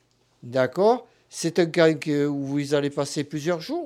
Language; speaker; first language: French; native; French